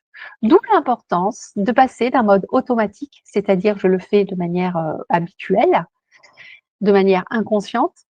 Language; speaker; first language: French; native; French